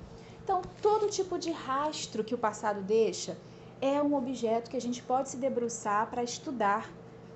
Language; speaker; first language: Portuguese; native; Portuguese